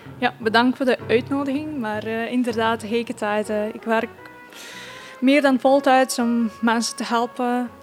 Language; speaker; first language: Dutch; non-native, fluent; Ukrainian